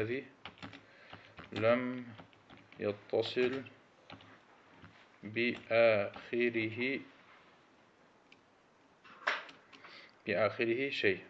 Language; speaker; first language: Arabic; early bilingual, heritage; Arabic